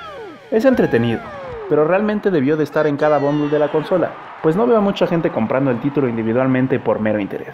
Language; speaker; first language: Spanish; native; Spanish